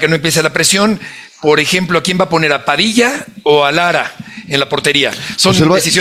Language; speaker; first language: Spanish; native; Spanish